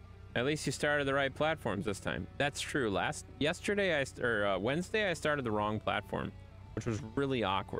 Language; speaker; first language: English; native; English